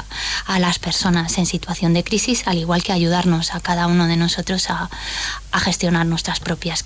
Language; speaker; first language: Spanish; native; Spanish